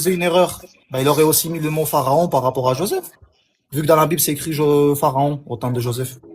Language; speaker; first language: French; native; French